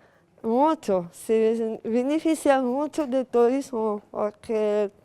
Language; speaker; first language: Spanish; non-native, fluent; Arabic